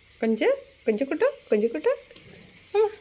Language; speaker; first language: Malayalam; native; Malayalam